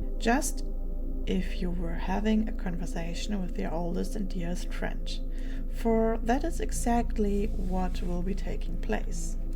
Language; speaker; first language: English; non-native, fluent; German